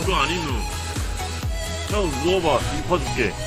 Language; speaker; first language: Korean; native; Korean